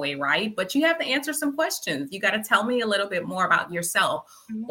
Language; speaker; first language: English; native; English